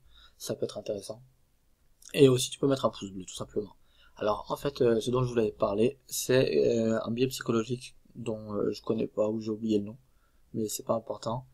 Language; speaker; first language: French; native; French